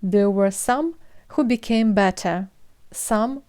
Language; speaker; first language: English; non-native, fluent; Ukrainian